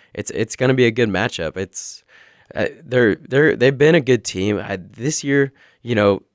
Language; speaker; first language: English; native; English